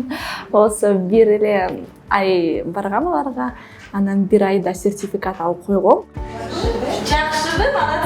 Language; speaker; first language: Kyrgyz; non-native, fluent; Russian